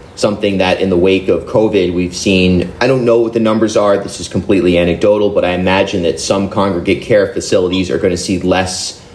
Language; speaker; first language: English; native; English